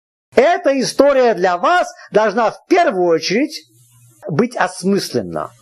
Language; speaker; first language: Russian; native; Russian